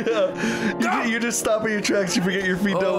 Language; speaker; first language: English; native; English